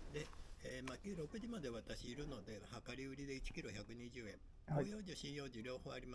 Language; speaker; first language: Japanese; native; Japanese